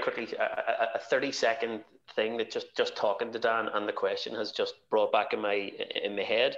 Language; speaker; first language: English; native; English